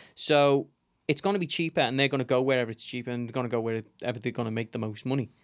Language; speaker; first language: English; native; English